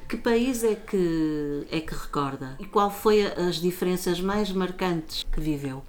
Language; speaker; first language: Portuguese; native; Portuguese